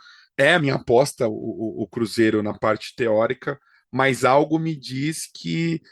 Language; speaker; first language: Portuguese; native; Portuguese